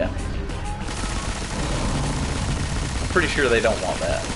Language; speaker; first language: English; native; English